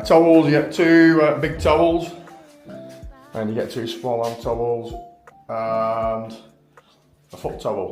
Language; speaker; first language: English; native; English